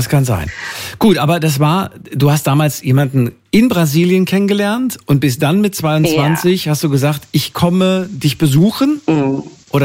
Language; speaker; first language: German; native; German